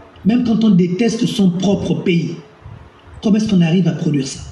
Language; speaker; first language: French; native; French